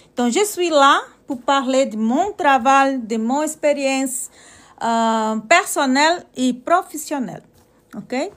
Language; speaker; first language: French; non-native, learner; Portuguese